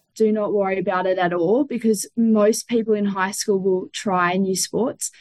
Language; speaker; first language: English; native; English